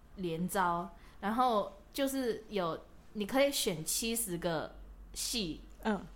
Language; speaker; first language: Chinese; non-native, local second language; Cantonese